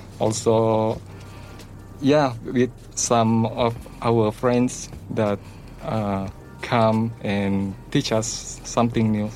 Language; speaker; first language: English; non-native, learner; Malay